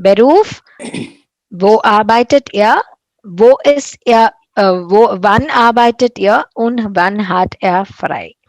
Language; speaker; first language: German; non-native, fluent; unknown